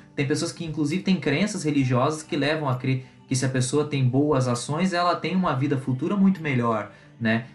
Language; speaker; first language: Portuguese; native; Portuguese